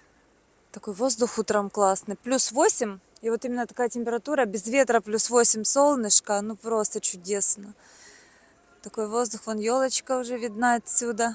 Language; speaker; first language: Russian; native; Russian